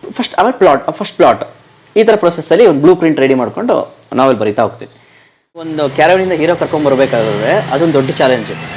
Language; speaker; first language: Kannada; native; Kannada